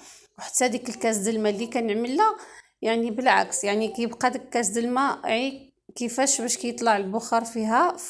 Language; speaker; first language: Arabic; native; Arabic